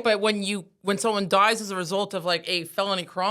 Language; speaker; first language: English; native; English